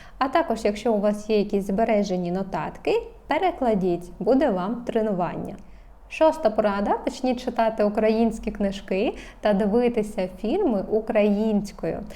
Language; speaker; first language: Ukrainian; non-native, local second language; Russian